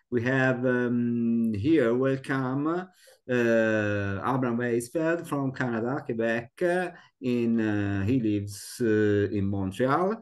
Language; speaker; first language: English; non-native, learner; Italian